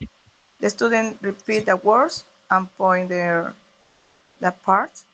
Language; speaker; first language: English; non-native, learner; Spanish